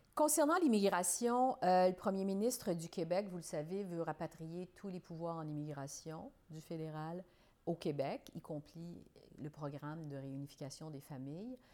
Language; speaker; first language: French; native; French